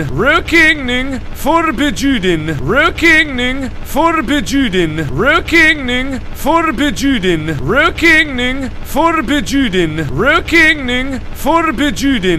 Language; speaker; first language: Swedish; non-native, learner; English